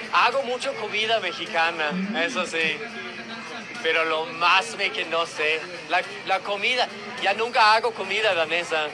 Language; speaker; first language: Spanish; non-native, fluent; Danish